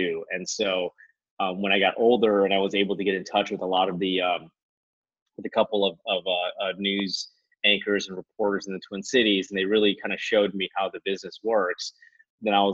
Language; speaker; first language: English; native; English